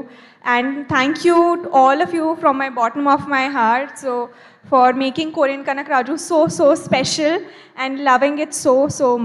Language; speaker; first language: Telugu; non-native, learner; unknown